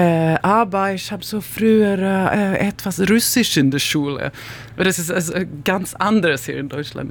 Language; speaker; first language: German; non-native, learner; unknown